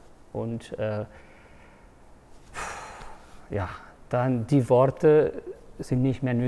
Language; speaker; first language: German; non-native, fluent; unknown